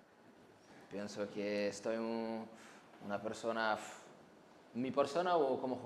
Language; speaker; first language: Spanish; non-native, fluent; French